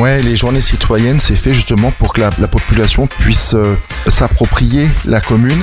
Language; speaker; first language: French; native; French